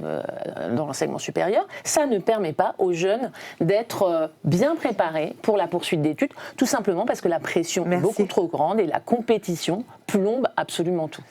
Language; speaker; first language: French; native; French